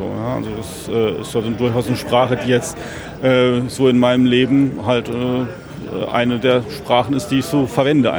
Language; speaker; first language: German; native; German